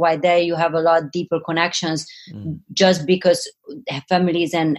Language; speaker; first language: English; non-native, fluent; Hungarian